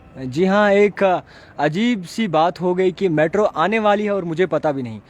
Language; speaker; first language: Hindi; non-native, local second language; Kashmiri